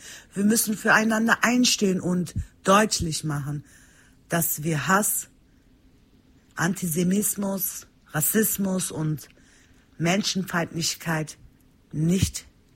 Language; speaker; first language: German; early bilingual, other home language; Turkish